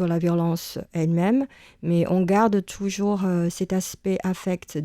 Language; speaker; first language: French; non-native, fluent; Chinese